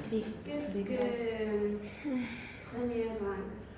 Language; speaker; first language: French; non-native, learner; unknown